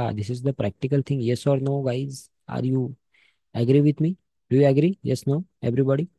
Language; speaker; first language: Hindi; non-native, local second language; Marathi